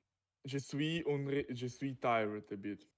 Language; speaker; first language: French; non-native, learner; Russian